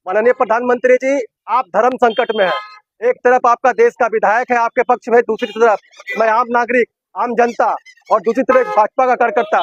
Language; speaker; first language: Hindi; non-native, local second language; Bangla